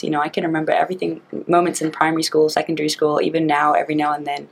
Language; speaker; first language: English; native; English